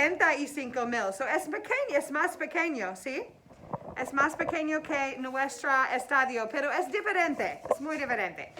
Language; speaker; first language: Spanish; non-native, fluent; English